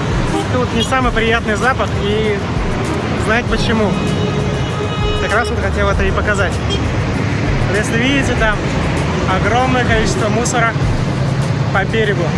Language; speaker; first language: Russian; native; Russian